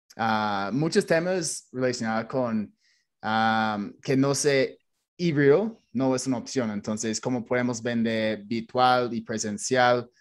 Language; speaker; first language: Spanish; non-native, fluent; English